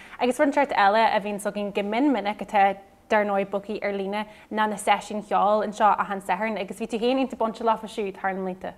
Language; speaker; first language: Irish; non-native, local second language; English